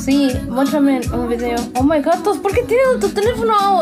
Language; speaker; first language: Spanish; early bilingual, heritage; Spanish